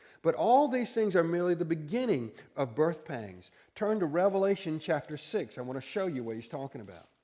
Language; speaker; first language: English; native; English